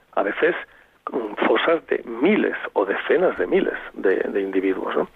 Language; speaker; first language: Spanish; native; Spanish